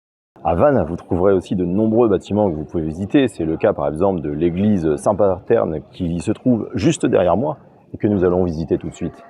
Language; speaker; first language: French; native; French